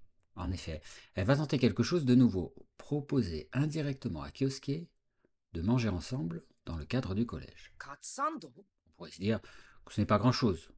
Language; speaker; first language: French; native; French